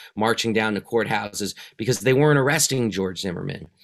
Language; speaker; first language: English; native; English